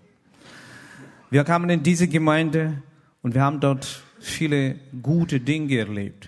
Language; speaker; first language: German; non-native, fluent; Russian